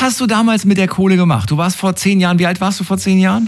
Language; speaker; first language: German; native; German